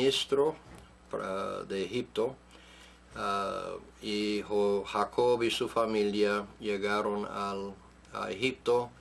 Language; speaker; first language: Spanish; non-native, fluent; English